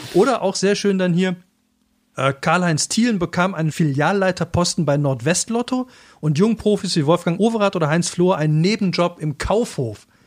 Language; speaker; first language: German; native; German